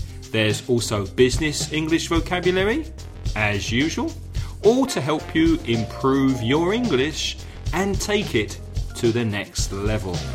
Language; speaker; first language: English; native; English